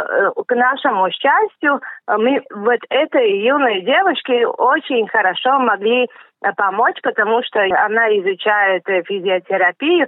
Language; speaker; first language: Russian; non-native, local second language; Latvian